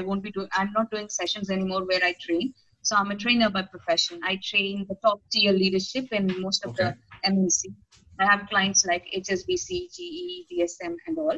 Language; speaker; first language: English; non-native, local second language; Telugu